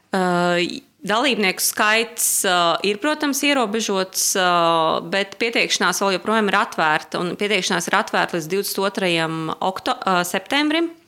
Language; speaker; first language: Latvian; native; Latvian